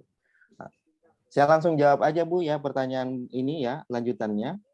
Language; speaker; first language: Indonesian; native; Indonesian